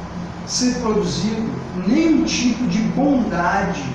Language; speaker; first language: Portuguese; native; Portuguese